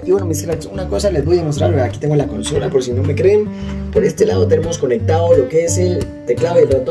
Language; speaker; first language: Spanish; native; Spanish